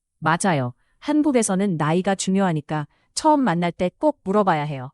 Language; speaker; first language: Korean; non-native, fluent; Chinese